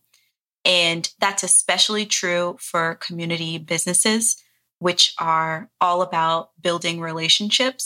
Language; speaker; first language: English; early bilingual, other home language; Portuguese